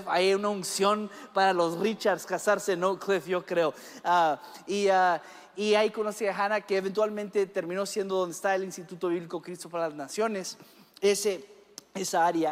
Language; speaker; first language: Spanish; early bilingual, other home language; English